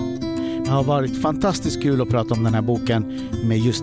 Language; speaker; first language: Swedish; native; Swedish